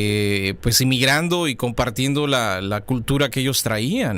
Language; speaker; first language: Spanish; native; Spanish